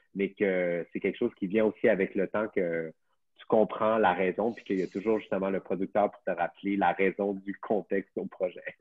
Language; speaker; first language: French; native; French